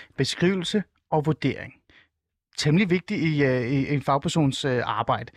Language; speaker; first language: Danish; native; Danish